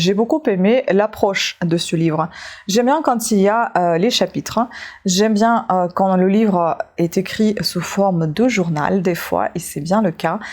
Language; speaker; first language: French; non-native, fluent; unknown